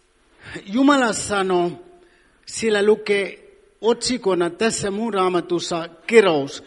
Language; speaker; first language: Finnish; non-native, fluent; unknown